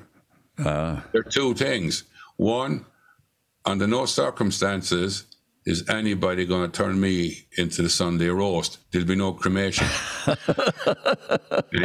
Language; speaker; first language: English; native; English